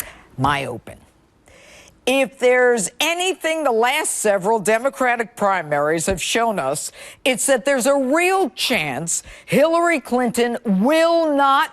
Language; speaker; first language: English; native; English